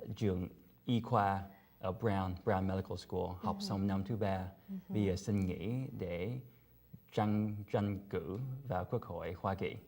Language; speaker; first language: Vietnamese; early bilingual, heritage; Vietnamese